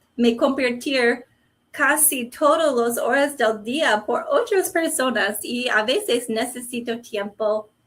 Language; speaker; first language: Spanish; non-native, learner; English